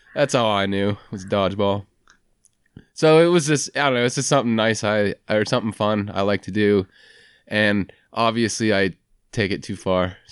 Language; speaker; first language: English; native; English